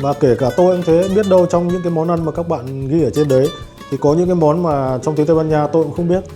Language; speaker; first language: Vietnamese; native; Vietnamese